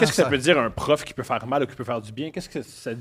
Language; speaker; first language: French; native; French